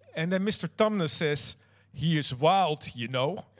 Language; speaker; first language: English; non-native, fluent; Dutch